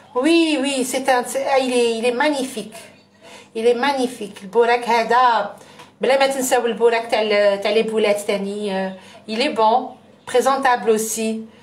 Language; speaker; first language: French; non-native, local second language; Arabic